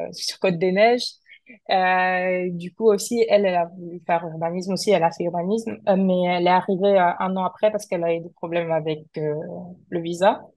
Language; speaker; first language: French; non-native, fluent; Portuguese